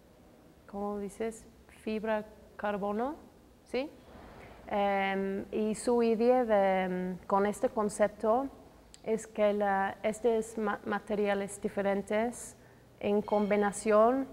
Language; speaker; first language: Spanish; non-native, fluent; English